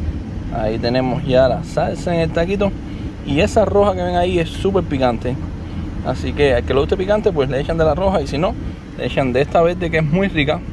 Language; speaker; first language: Spanish; native; Spanish